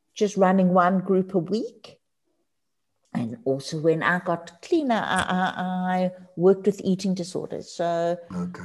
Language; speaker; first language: English; native; English